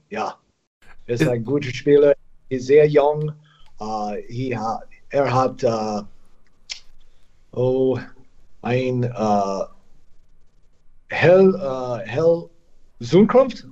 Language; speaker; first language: German; non-native, learner; English